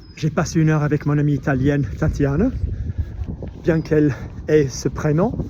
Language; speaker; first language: French; non-native, fluent; English